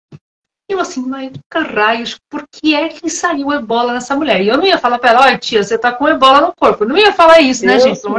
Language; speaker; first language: Portuguese; native; Portuguese